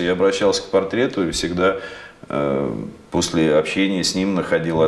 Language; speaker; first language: Russian; native; Russian